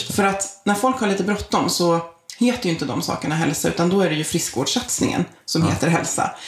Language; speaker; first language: Swedish; native; Swedish